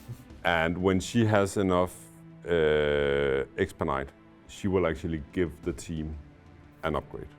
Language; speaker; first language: English; non-native, fluent; Danish